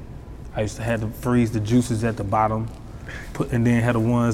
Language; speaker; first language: English; native; English